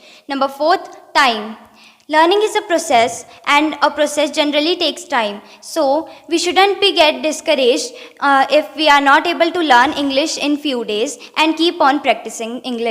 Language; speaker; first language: English; non-native, fluent; Hindi